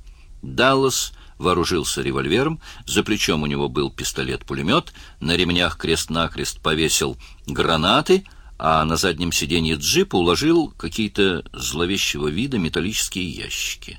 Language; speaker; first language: Russian; native; Russian